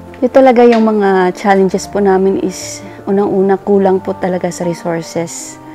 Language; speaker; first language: Filipino; non-native, local second language; Hiligaynon